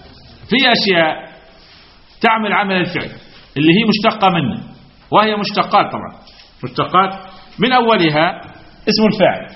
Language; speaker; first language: Arabic; native; Arabic